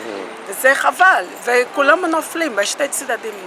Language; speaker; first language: Hebrew; non-native, fluent; Portuguese